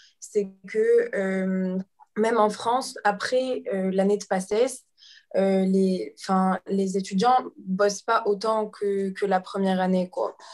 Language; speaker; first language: French; non-native, local second language; Arabic